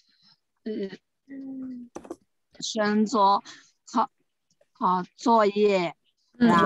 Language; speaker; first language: Chinese; non-native, learner; Burmese